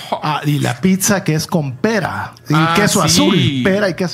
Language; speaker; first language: Spanish; native; Spanish